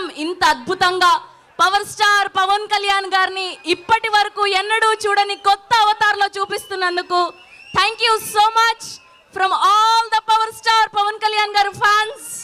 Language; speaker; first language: Telugu; native; Telugu